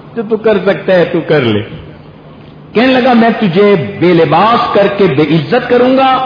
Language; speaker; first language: Urdu; non-native, local second language; Punjabi